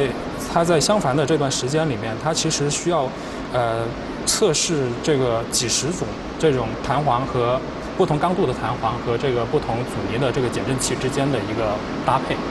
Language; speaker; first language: Chinese; native; Chinese